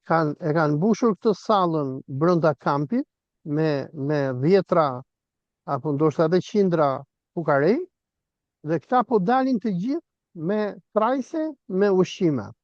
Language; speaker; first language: Albanian; native; Albanian